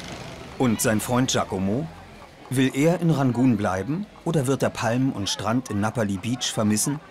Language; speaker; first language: German; native; German